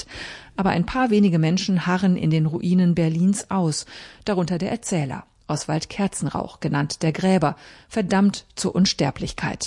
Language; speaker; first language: German; native; German